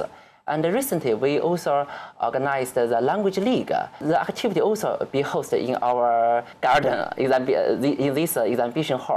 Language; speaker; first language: English; non-native, learner; Chinese